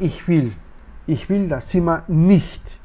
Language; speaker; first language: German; non-native, learner; Spanish